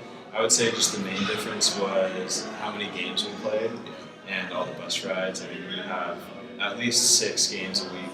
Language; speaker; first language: English; native; English